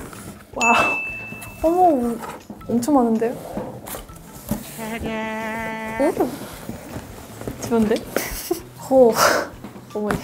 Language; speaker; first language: Korean; non-native, fluent; Russian